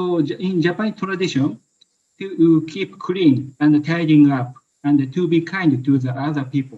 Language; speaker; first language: English; non-native, learner; Japanese